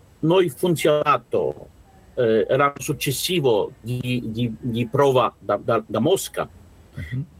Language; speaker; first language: Italian; non-native, learner; Russian